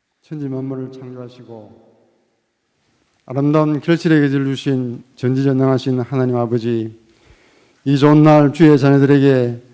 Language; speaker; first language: Korean; native; Korean